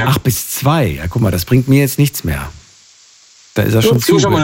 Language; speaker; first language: German; native; German